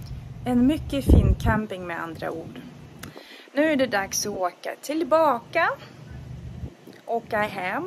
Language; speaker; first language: Swedish; non-native, fluent; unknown